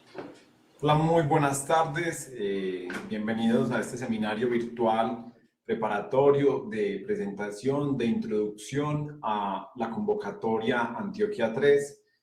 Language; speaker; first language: Spanish; native; Spanish